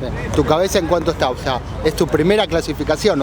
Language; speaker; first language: Spanish; native; Spanish